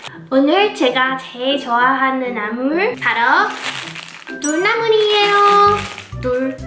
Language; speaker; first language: Korean; non-native, fluent; Chinese